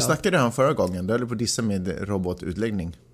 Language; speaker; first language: Swedish; native; Swedish